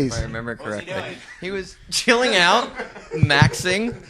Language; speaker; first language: English; native; English